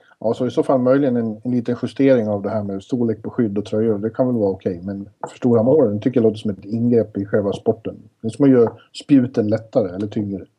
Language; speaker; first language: Swedish; native; Swedish